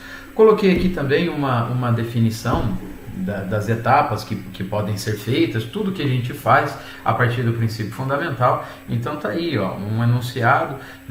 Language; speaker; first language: Portuguese; native; Portuguese